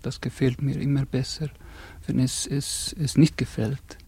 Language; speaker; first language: German; non-native, fluent; Estonian